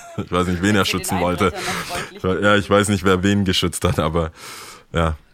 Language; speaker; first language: German; early bilingual, other home language; Akan